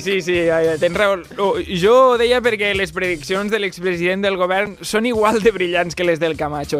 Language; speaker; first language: Catalan; native; Catalan